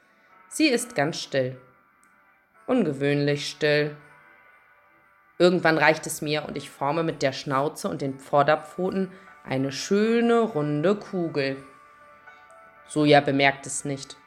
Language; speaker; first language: German; native; German